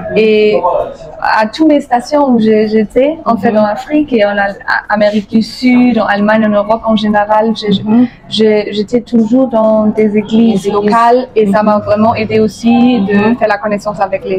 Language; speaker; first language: French; non-native, fluent; German